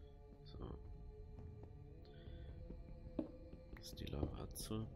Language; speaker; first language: German; native; German